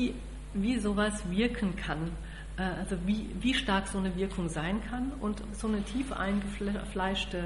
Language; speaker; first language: German; native; German